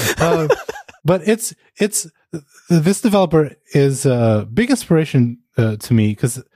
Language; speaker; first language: English; non-native, fluent; Portuguese